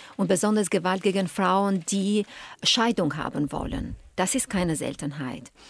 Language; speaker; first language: German; non-native, fluent; Albanian